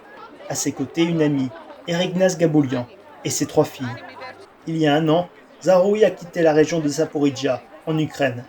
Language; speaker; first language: French; native; French